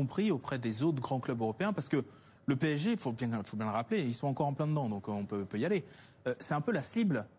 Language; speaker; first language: French; native; French